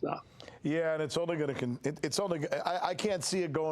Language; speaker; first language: English; native; English